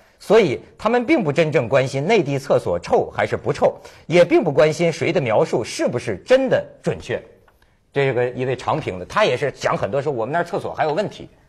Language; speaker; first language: Chinese; native; Chinese